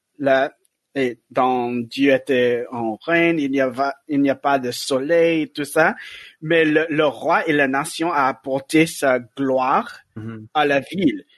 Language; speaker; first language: French; non-native, learner; English